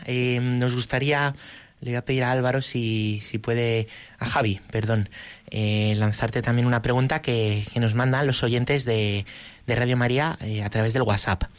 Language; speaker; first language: Spanish; native; Spanish